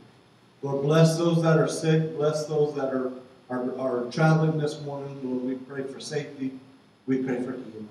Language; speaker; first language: English; native; English